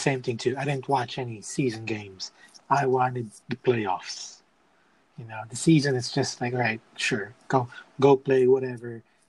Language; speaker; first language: English; non-native, local second language; Filipino